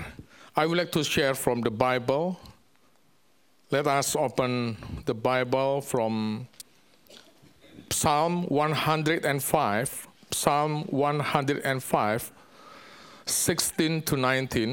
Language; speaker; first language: English; non-native, learner; Indonesian